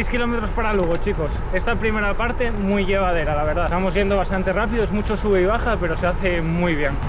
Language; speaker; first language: Spanish; native; Spanish